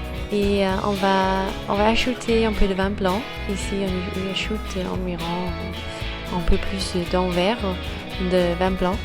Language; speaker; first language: French; non-native, fluent; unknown